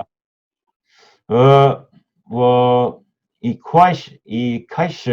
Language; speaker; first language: Chinese; non-native, learner; Norwegian